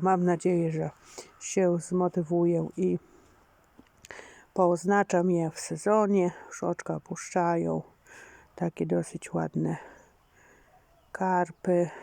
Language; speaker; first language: Polish; native; Polish